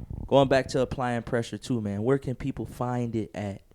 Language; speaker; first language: English; native; English